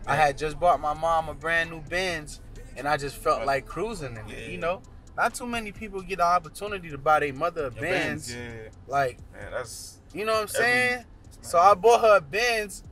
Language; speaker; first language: English; early bilingual, other home language; Haitian Creole